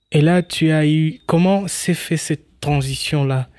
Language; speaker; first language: French; non-native, local second language; Swahili